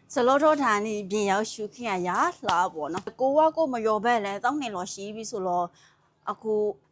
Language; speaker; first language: Burmese; native; Burmese